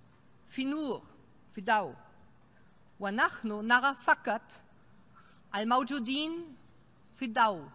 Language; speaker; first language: Arabic; non-native, fluent; German